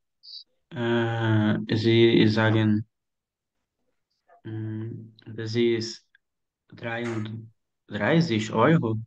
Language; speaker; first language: German; non-native, learner; Portuguese